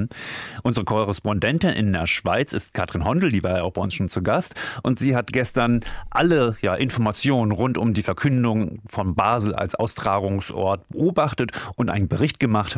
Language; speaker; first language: German; native; German